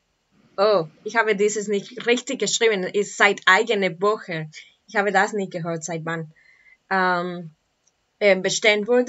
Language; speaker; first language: German; non-native, learner; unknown